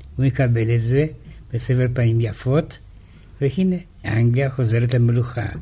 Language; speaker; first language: Hebrew; non-native, fluent; Romanian